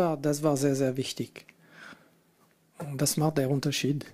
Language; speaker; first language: German; non-native, fluent; French